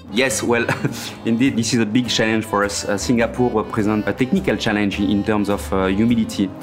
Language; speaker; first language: English; non-native, fluent; French